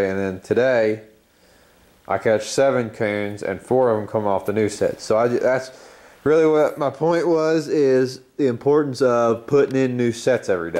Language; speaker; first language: English; native; English